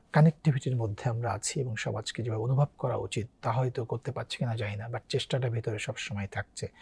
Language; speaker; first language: Bangla; native; Bangla